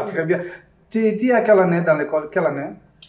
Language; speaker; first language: French; non-native, fluent; Portuguese